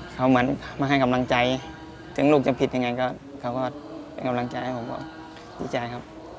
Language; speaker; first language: Thai; native; Thai